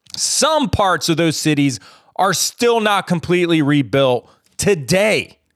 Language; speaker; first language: English; native; English